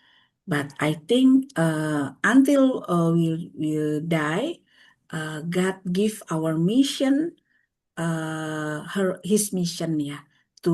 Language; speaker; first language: English; non-native, learner; Indonesian